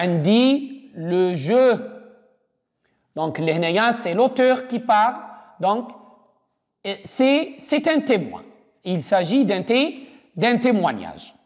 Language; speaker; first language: French; non-native, local second language; Arabic